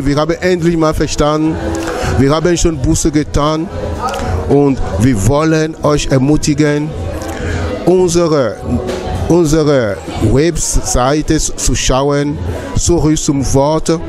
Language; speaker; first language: German; non-native, fluent; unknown